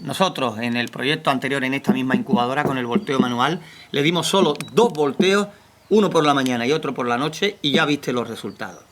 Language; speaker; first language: Spanish; native; Spanish